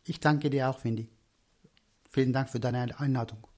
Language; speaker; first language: German; non-native, learner; Turkish